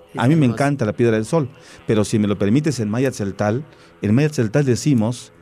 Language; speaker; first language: Spanish; non-native, local second language; Tzeltal